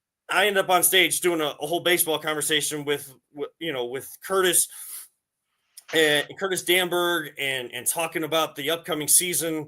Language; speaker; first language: English; native; English